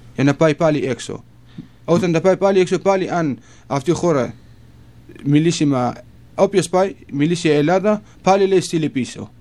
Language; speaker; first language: Greek; non-native, learner; Kurdish